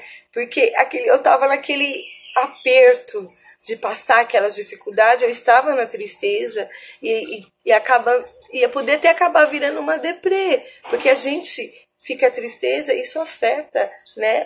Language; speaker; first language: Portuguese; native; Portuguese